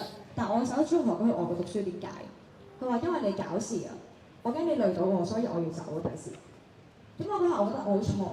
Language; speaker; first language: Cantonese; native; Cantonese